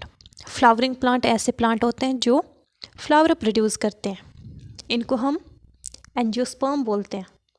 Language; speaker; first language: Hindi; native; Hindi